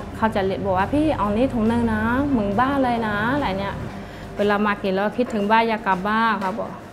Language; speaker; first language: Thai; non-native, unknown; Karen languages